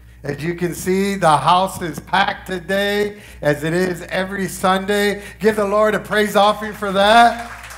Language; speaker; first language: English; early bilingual, other home language; Spanish